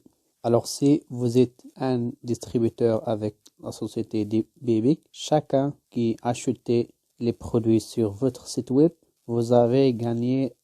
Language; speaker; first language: French; non-native, learner; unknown